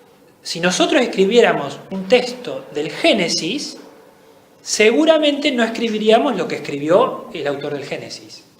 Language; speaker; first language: Spanish; native; Spanish